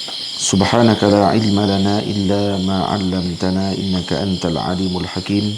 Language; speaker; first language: Arabic; non-native, fluent; Malay